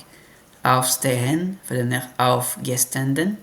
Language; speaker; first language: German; non-native, learner; French